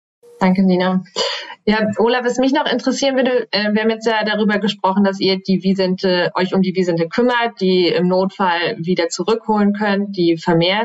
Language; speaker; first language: German; native; German